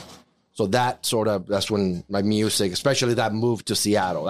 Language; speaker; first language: English; non-native, fluent; Spanish